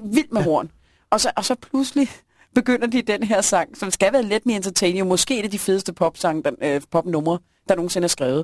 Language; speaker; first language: Danish; native; Danish